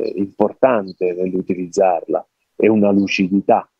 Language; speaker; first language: Italian; native; Italian